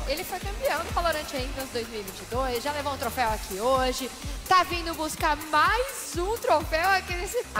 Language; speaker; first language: Portuguese; native; Portuguese